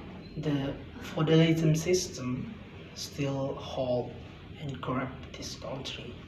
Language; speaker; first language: English; non-native, learner; Indonesian